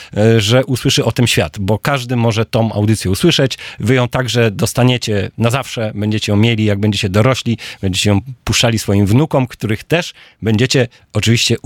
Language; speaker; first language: Polish; native; Polish